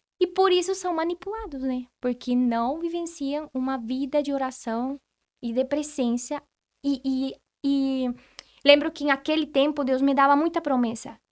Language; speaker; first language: Portuguese; non-native, fluent; Spanish